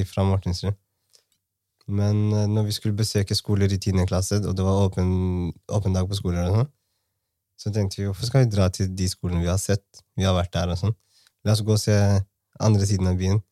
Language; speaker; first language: Norwegian; early bilingual, other home language; Somali